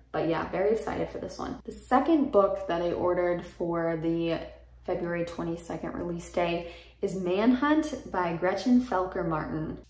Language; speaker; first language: English; native; English